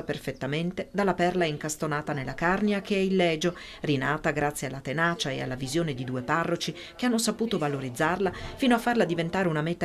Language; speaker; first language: Italian; native; Italian